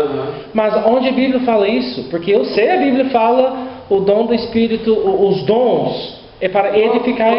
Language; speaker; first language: Portuguese; non-native, learner; English